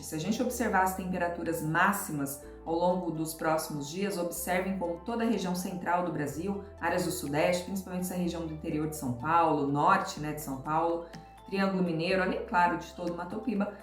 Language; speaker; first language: Portuguese; native; Portuguese